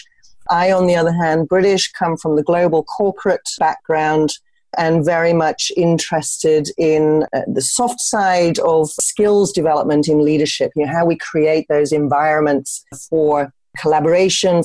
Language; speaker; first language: English; native; English